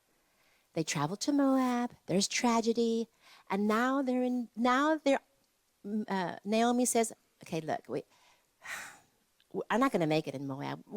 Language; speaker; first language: English; native; English